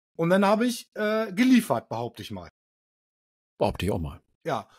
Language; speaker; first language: German; early bilingual, other home language; Arabic